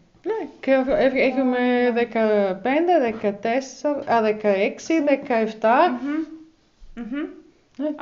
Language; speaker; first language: Greek; non-native, learner; German